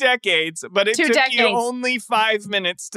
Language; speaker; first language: English; native; English